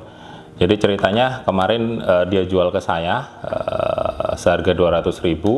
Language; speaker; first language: Indonesian; native; Indonesian